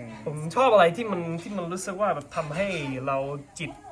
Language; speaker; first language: Thai; non-native, fluent; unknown